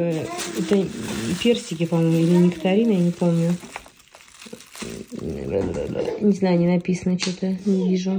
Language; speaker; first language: Russian; native; Russian